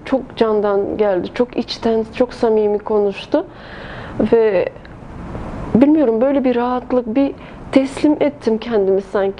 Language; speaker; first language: Turkish; early bilingual, heritage; Turkish